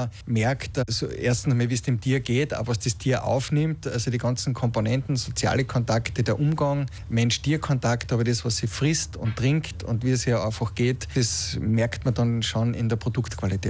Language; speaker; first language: German; native; German